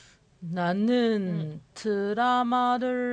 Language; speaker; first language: Korean; non-native, learner; Cantonese